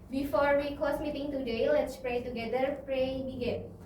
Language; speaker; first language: English; non-native, learner; Indonesian